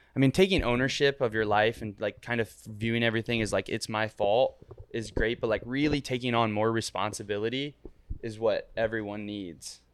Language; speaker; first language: English; native; English